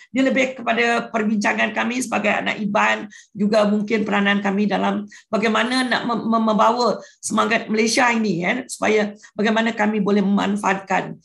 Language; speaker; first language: Malay; non-native, local second language; Iban